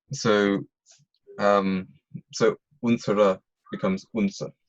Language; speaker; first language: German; non-native, fluent; English